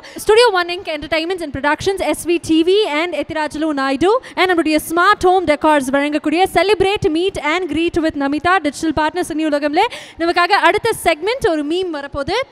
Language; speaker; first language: Tamil; native; Tamil